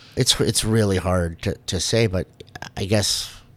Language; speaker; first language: English; native; English